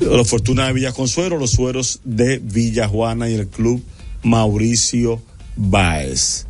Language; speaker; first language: Spanish; native; Spanish